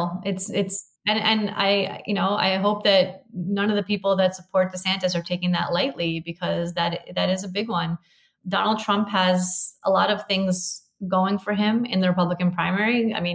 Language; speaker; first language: English; native; English